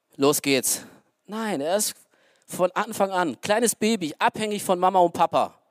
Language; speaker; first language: German; early bilingual, other home language; Romanian